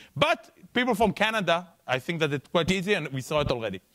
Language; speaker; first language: English; non-native, fluent; Hebrew